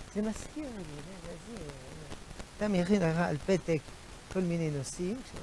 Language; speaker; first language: Hebrew; non-native, fluent; French